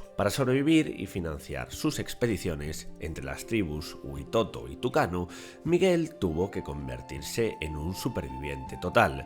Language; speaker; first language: Spanish; native; Spanish